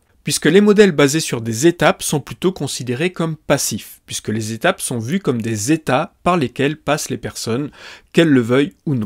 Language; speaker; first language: French; native; French